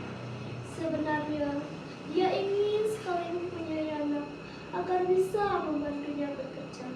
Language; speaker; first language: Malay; non-native, local second language; Balinese